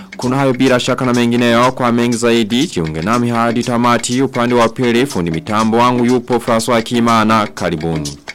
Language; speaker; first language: Swahili; non-native, local second language; Rundi